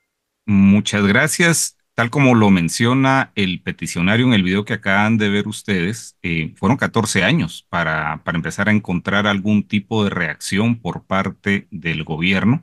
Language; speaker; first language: Spanish; native; Spanish